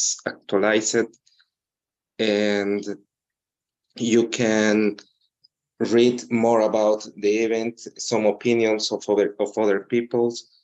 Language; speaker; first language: English; non-native, learner; Spanish